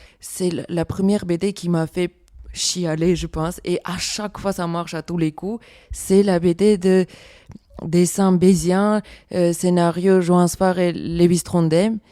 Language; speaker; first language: French; non-native, fluent; Armenian